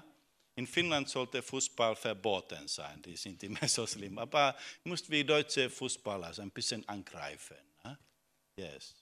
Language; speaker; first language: German; non-native, fluent; Finnish